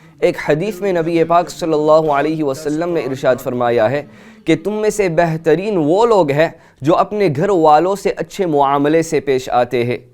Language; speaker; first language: Urdu; early bilingual, heritage; Urdu